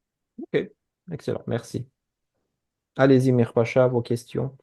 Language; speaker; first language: French; non-native, fluent; Azerbaijani